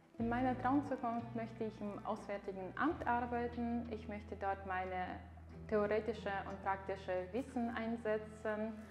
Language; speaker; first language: German; non-native, fluent; Ukrainian